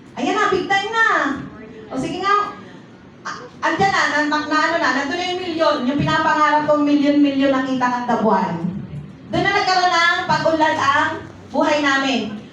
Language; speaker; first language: Filipino; native; Filipino